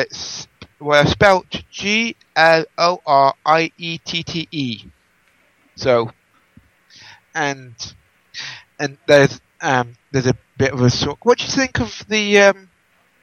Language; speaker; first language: English; native; English